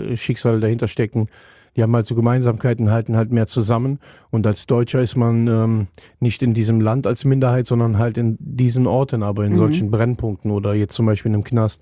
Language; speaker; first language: German; native; German